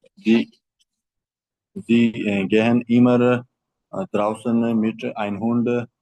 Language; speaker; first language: German; non-native, learner; Hindi